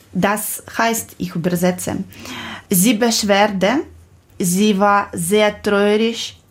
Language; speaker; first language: German; non-native, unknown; Ukrainian